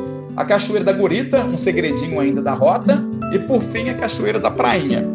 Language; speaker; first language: Portuguese; native; Portuguese